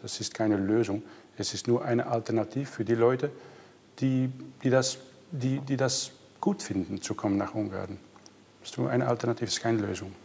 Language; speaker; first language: German; non-native, fluent; Hungarian